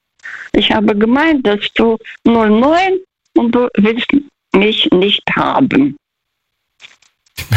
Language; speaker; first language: German; early bilingual, heritage; Russian